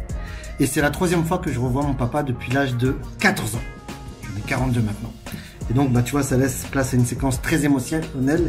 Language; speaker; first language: French; native; French